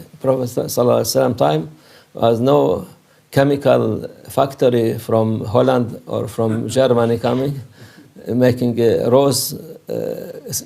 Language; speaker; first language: English; non-native, learner; Turkish